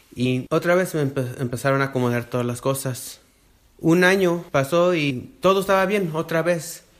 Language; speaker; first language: Spanish; early bilingual, heritage; Spanish